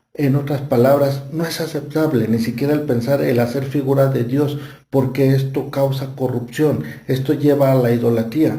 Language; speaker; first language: Spanish; native; Spanish